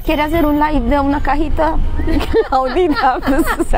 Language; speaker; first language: Spanish; native; Spanish